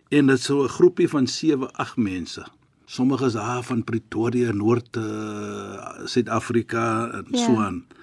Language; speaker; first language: Afrikaans; non-native, fluent; Arabic